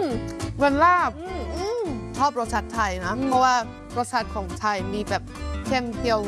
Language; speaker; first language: Thai; non-native, fluent; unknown